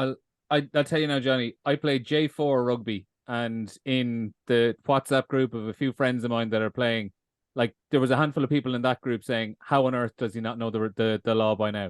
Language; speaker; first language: English; native; English